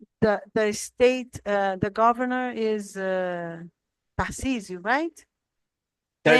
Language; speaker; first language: English; non-native, fluent; Portuguese